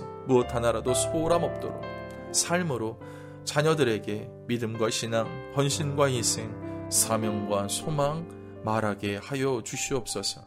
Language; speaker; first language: Korean; native; Korean